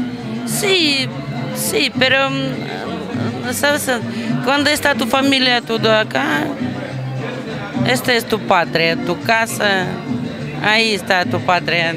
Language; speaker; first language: Spanish; non-native, learner; Russian